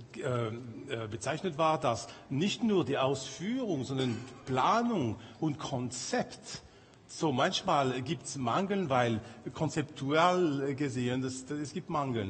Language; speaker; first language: German; non-native, local second language; French